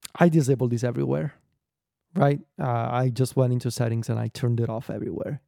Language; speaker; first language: English; non-native, fluent; Italian